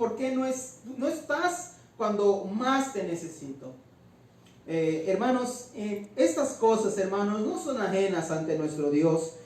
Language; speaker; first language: Spanish; native; Spanish